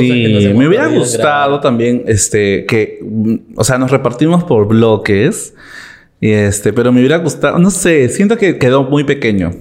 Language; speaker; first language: Spanish; native; Spanish